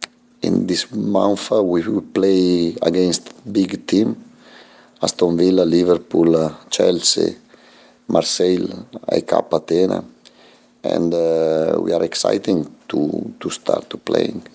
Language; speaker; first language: English; non-native, fluent; Italian